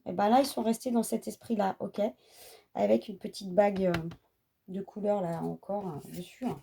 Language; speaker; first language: French; native; French